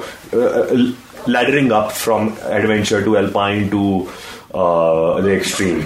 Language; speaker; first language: English; non-native, local second language; Hindi